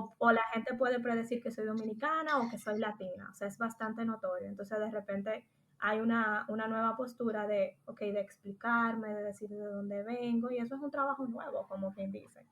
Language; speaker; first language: Spanish; native; Spanish